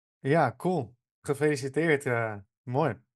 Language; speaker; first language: Dutch; native; Dutch